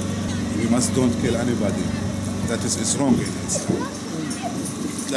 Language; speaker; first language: English; non-native, learner; Arabic